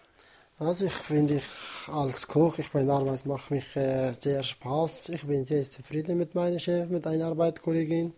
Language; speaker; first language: German; non-native, learner; Kurdish